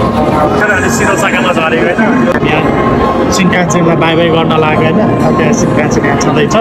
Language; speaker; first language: Nepali; native; Nepali